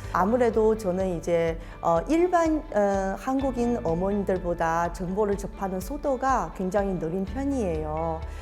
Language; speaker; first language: Korean; non-native, fluent; Chinese